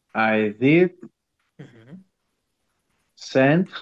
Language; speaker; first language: English; non-native, learner; Spanish